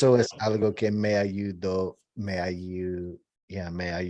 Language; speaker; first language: Spanish; non-native, learner; English